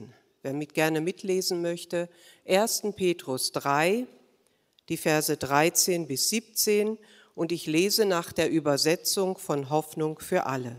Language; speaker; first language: German; native; German